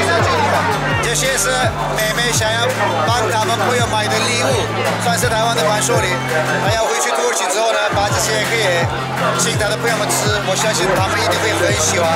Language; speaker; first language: Chinese; non-native, fluent; Turkish